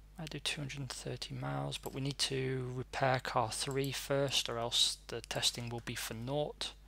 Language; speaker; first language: English; native; English